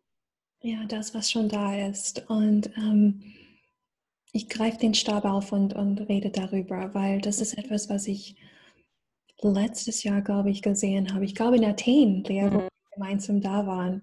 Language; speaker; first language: German; non-native, fluent; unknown